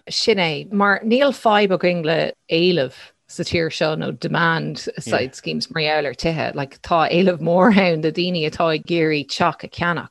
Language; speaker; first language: Irish; non-native, local second language; English